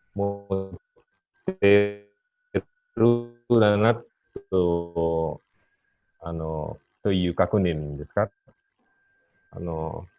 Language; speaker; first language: Japanese; non-native, fluent; Indonesian